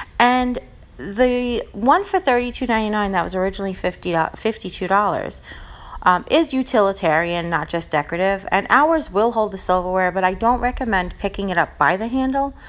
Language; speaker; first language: English; native; English